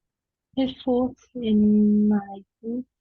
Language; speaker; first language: English; non-native, learner; Vietnamese